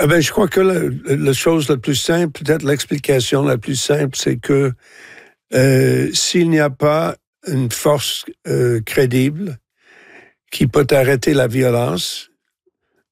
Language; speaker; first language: French; non-native, local second language; English